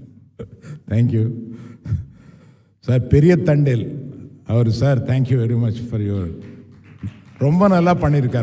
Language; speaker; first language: Tamil; non-native, local second language; Telugu